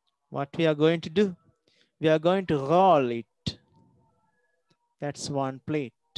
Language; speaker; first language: English; non-native, local second language; Sinhala